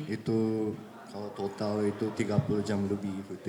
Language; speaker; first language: Indonesian; early bilingual, heritage; Japanese